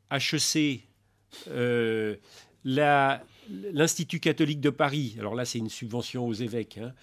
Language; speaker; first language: French; native; French